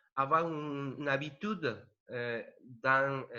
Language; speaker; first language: French; non-native, learner; Spanish